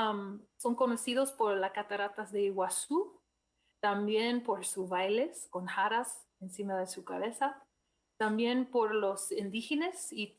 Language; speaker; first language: Spanish; non-native, fluent; English